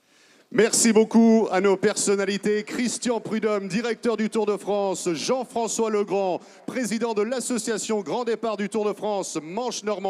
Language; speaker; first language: French; native; French